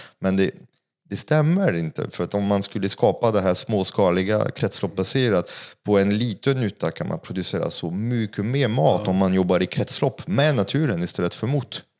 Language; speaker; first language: Swedish; non-native, fluent; French